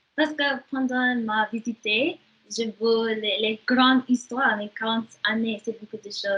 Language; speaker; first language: French; non-native, learner; English